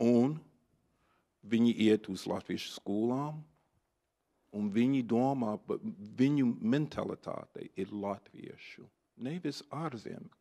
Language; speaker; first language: Latvian; non-native, fluent; English